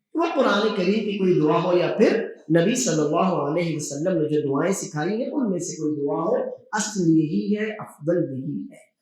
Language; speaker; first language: Urdu; native; Urdu